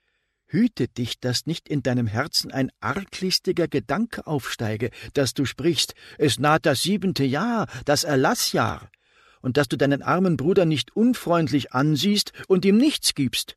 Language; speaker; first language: German; native; German